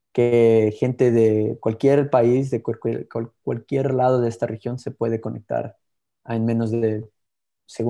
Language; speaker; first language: Spanish; early bilingual, heritage; Spanish